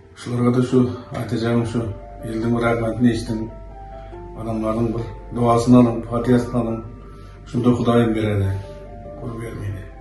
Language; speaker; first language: Uzbek; native; Uzbek